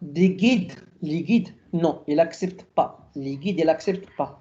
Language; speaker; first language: French; non-native, local second language; Arabic